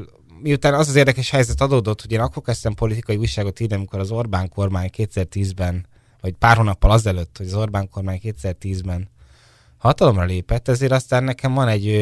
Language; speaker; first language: Hungarian; native; Hungarian